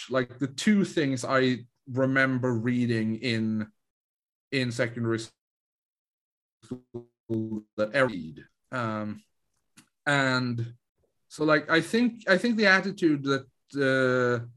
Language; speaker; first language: English; non-native, fluent; Swedish